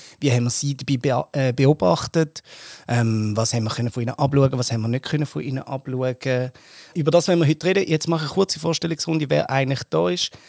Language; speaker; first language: German; native; German